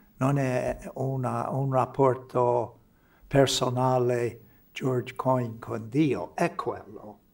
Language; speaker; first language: Italian; non-native, fluent; English